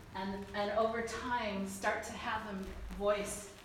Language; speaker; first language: English; early bilingual, other home language; Chinese